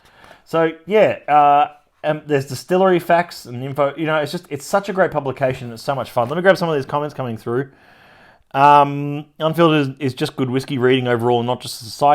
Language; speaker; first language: English; native; English